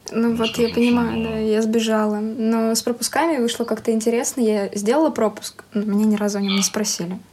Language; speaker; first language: Russian; native; Russian